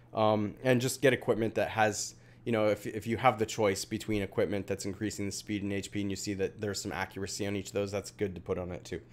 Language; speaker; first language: English; native; English